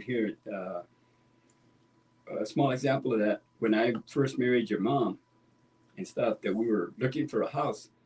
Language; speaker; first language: English; native; English